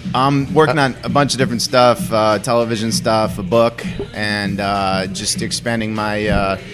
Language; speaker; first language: English; native; English